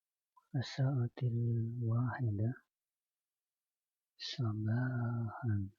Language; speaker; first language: Arabic; non-native, learner; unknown